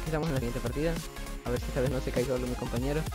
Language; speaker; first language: Spanish; native; Spanish